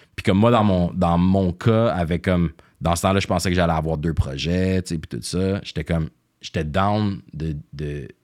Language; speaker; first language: French; native; French